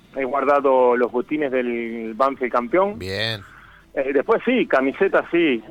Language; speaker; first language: Spanish; native; Spanish